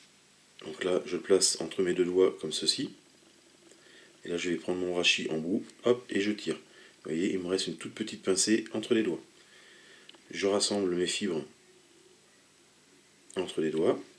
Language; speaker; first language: French; native; French